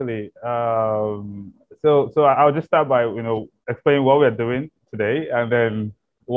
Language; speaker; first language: English; non-native, local second language; Igbo